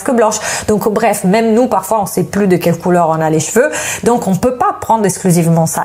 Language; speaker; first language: French; non-native, fluent; Italian